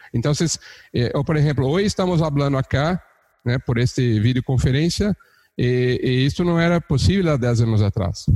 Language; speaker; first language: Portuguese; native; Portuguese